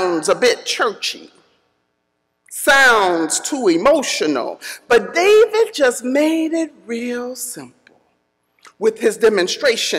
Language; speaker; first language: English; native; English